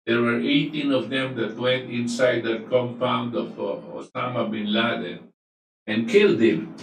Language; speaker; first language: English; non-native, local second language; Filipino